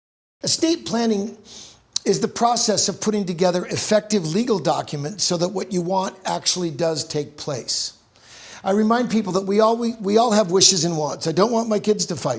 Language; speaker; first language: English; native; English